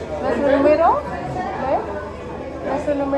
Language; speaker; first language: Spanish; non-native, fluent; Filipino